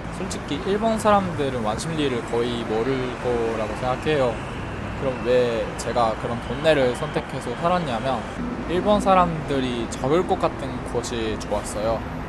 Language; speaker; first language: Korean; non-native, fluent; Japanese